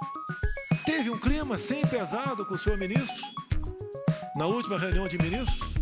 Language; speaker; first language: Portuguese; native; Portuguese